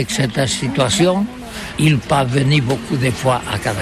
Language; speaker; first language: French; non-native, learner; Catalan